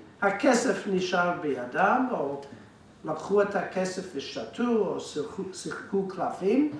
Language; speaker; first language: Hebrew; non-native, fluent; English